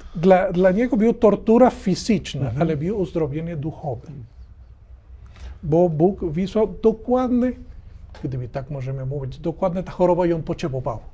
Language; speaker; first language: Polish; non-native, learner; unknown